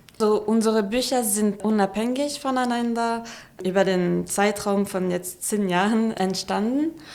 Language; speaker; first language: German; non-native, fluent; French